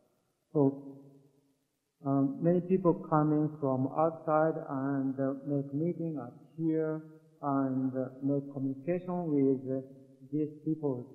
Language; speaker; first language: English; non-native, learner; Japanese